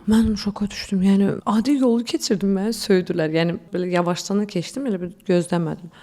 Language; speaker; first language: Azerbaijani; early bilingual, heritage; Azerbaijani